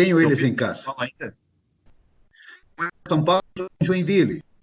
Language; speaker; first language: Portuguese; non-native, fluent; Spanish